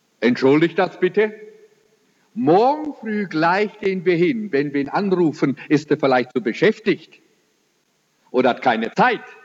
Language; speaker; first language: German; early bilingual, heritage; German